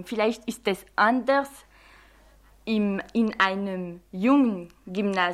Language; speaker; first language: German; non-native, fluent; French